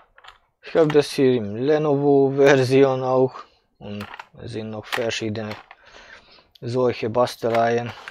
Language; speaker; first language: German; non-native, fluent; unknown